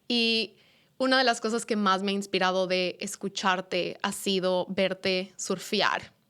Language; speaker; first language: Spanish; native; Spanish